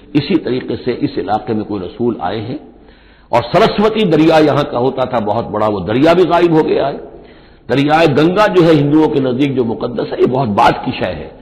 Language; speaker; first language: Urdu; native; Urdu